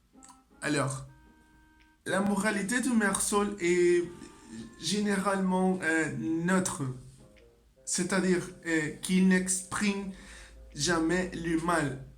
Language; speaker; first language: French; non-native, learner; Spanish